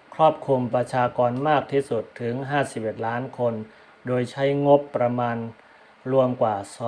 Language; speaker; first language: Thai; non-native, local second language; Shan